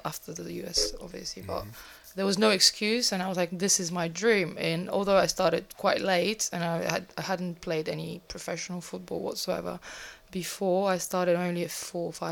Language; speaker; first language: English; non-native, fluent; Bulgarian